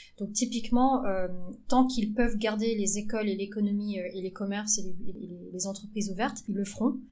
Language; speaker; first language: French; early bilingual, other home language; Vietnamese